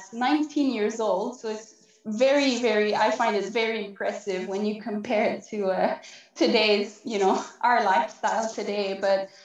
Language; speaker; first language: English; non-native, fluent; French